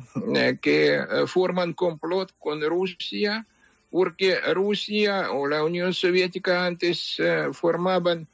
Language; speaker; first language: Spanish; non-native, fluent; Ukrainian